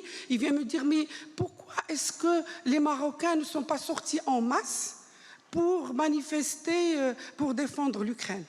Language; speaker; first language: French; non-native, local second language; Arabic